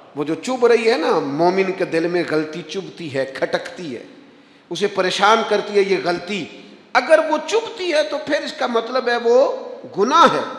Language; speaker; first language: Urdu; non-native, local second language; Punjabi